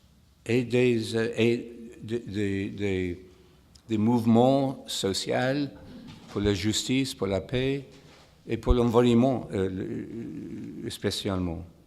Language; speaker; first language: French; non-native, fluent; English